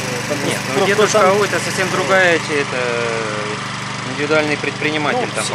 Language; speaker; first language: Russian; native; Russian